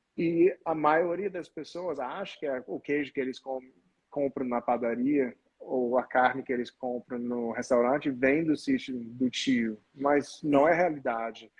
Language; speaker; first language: Portuguese; non-native, fluent; English